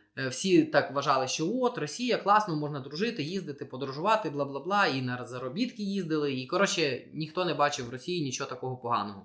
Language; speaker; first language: Ukrainian; non-native, local second language; Russian